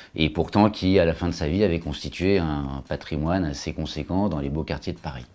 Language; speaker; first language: French; native; French